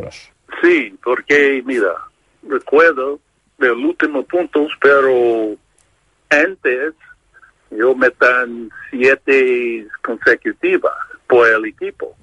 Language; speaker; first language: Spanish; non-native, learner; English